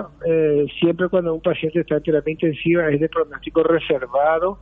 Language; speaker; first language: Spanish; native; Spanish